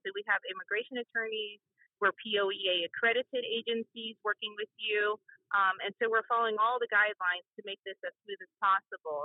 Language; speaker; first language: English; native; English